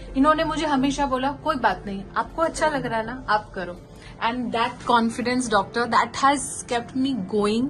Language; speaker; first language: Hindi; non-native, local second language; Bangla